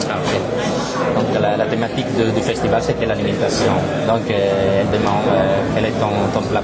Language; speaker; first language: French; non-native, fluent; Italian